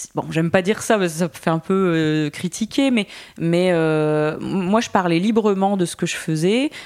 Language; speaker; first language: French; native; French